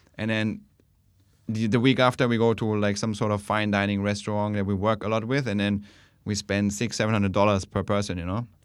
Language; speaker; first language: English; non-native, fluent; German